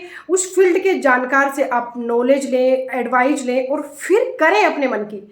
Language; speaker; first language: Hindi; native; Hindi